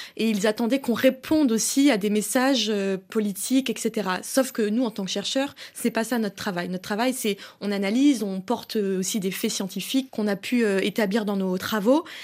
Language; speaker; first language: French; native; French